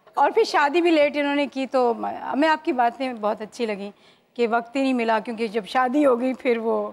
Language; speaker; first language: Urdu; native; Urdu